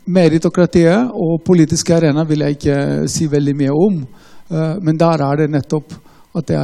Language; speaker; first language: Norwegian; non-native, fluent; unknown